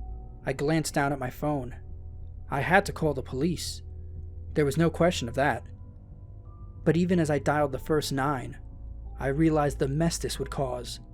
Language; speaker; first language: English; native; English